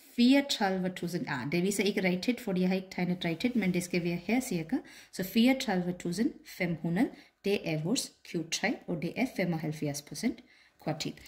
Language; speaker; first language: Danish; non-native, fluent; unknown